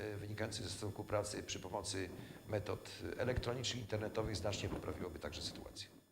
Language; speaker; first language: Polish; native; Polish